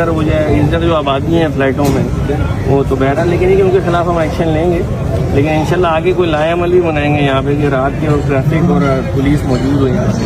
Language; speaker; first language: Urdu; native; Urdu